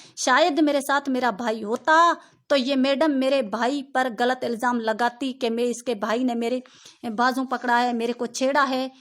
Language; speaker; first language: Urdu; non-native, local second language; Sindhi